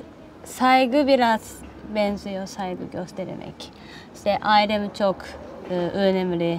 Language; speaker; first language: Turkish; non-native, learner; Japanese